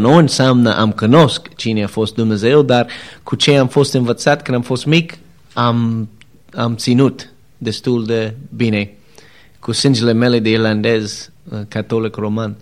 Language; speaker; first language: Romanian; non-native, learner; English